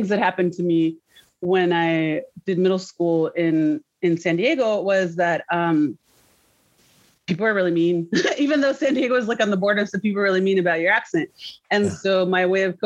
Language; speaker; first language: English; early bilingual, other home language; Spanish